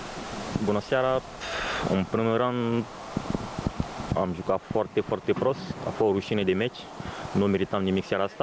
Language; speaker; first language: Romanian; non-native, learner; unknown